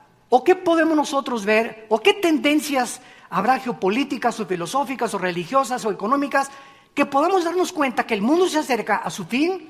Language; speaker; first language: Spanish; native; Spanish